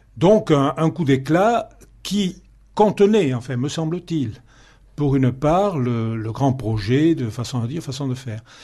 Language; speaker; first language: French; native; French